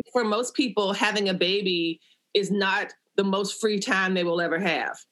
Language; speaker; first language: English; native; English